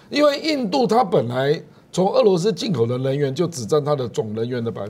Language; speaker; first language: Chinese; native; Chinese